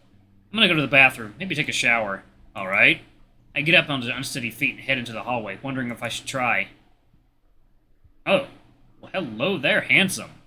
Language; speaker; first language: English; native; English